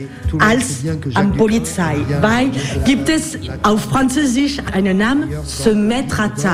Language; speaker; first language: German; non-native, learner; French